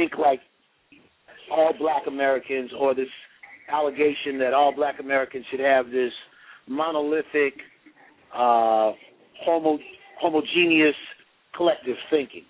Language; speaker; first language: English; native; English